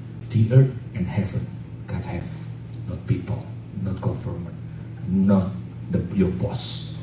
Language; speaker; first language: English; non-native, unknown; Indonesian